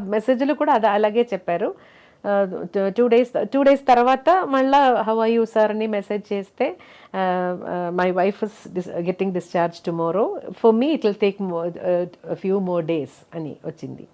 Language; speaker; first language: Telugu; non-native, fluent; Malayalam